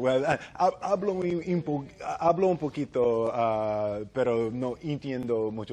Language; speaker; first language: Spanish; non-native, learner; English